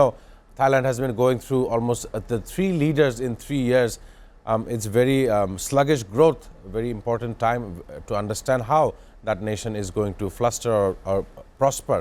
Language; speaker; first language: English; non-native, local second language; Bangla